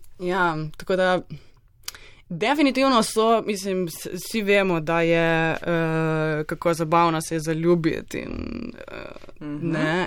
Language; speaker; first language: Slovenian; native; Slovenian